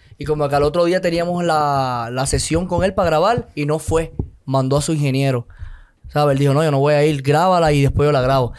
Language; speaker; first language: Spanish; native; Spanish